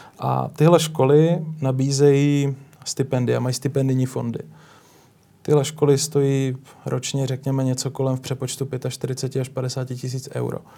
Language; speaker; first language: Czech; native; Czech